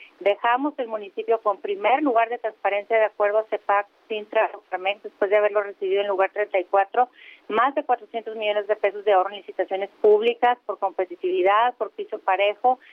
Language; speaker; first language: Spanish; native; Spanish